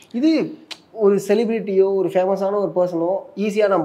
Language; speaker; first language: Tamil; native; Tamil